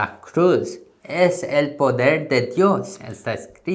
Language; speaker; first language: Spanish; non-native, learner; Korean